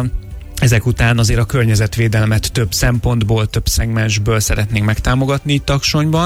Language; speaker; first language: Hungarian; native; Hungarian